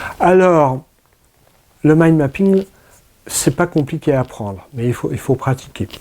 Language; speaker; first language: French; early bilingual, other home language; English